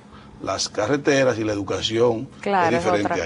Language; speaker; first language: Spanish; native; Spanish